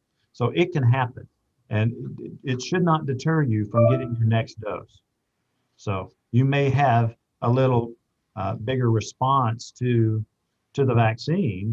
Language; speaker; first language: English; native; English